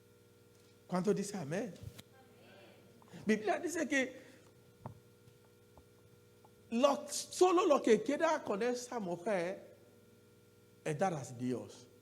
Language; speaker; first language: Spanish; non-native, learner; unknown